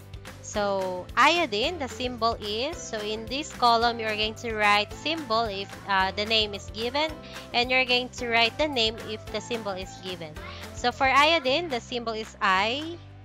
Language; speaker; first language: English; non-native, local second language; Cebuano